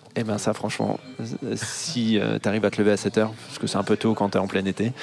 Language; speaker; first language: French; native; French